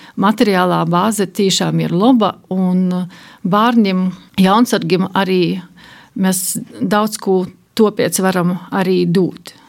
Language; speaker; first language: Latvian; native; Latvian